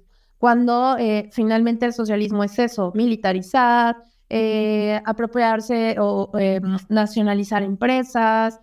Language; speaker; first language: Spanish; native; Spanish